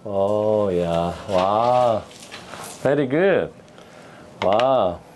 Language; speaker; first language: English; non-native, learner; Korean